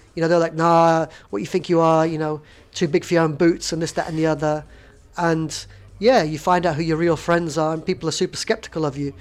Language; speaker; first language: English; native; English